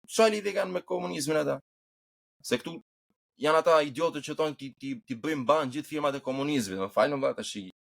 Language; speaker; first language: Albanian; native; Albanian